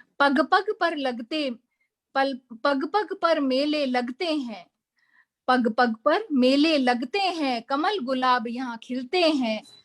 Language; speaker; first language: Hindi; native; Hindi